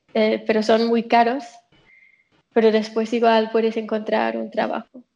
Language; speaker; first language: Spanish; non-native, fluent; English